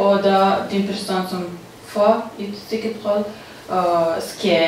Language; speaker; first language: Danish; non-native, learner; Serbian